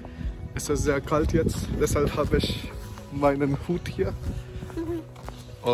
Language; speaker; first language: German; non-native, fluent; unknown